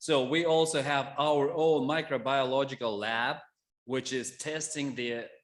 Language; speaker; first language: English; non-native, fluent; Russian